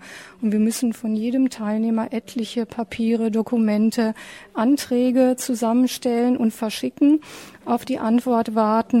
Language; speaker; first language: German; native; German